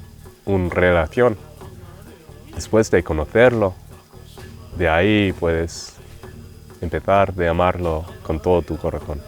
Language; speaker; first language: Spanish; non-native, fluent; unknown